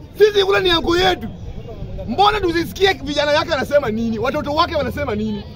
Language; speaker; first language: Swahili; non-native, local second language; Luo (Kenya and Tanzania)